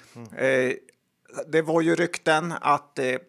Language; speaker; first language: Swedish; native; Swedish